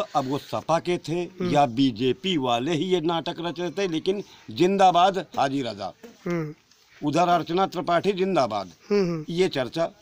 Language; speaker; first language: Hindi; native; Hindi